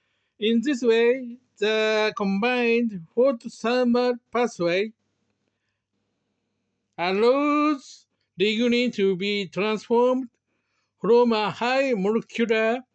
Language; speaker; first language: English; non-native, learner; Japanese